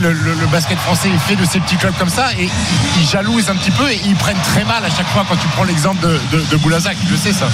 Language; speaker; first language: French; native; French